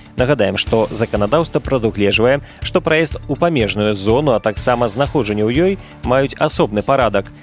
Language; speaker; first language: Belarusian; native; Belarusian